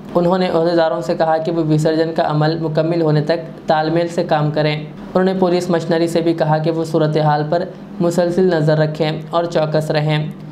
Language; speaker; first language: Urdu; native; Urdu